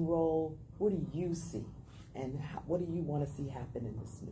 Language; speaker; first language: English; native; English